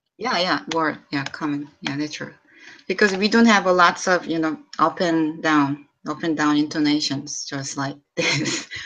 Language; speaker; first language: English; non-native, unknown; Korean